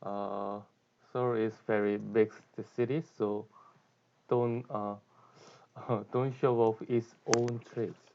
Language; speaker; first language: English; non-native, learner; Korean